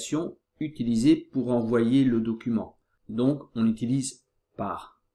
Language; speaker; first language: French; non-native, fluent; Portuguese